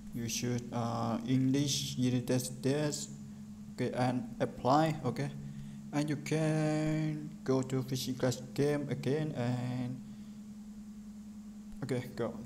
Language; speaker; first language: English; non-native, learner; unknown